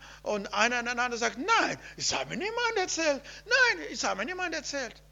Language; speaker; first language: German; non-native, learner; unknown